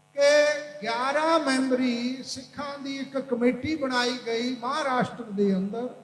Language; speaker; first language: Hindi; non-native, local second language; Punjabi